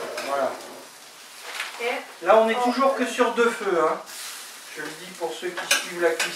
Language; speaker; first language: French; native; French